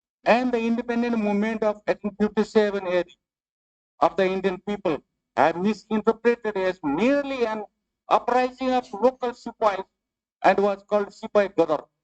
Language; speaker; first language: English; non-native, fluent; Nepali